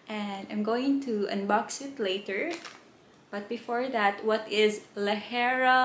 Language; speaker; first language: English; non-native, local second language; Cebuano